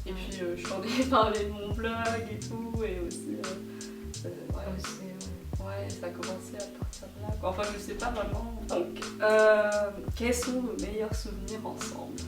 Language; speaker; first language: French; native; French